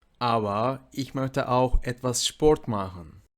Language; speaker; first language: German; non-native, fluent; Turkish